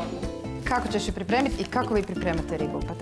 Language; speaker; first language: Croatian; native; Croatian